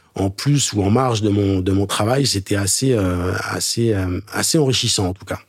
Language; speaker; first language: French; native; French